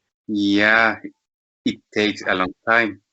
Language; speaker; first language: English; non-native, learner; Turkish